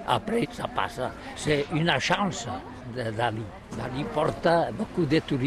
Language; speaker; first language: French; non-native, learner; Catalan